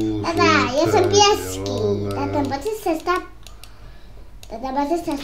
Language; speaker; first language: Polish; early bilingual, heritage; Polish